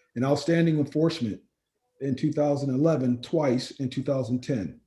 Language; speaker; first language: English; native; English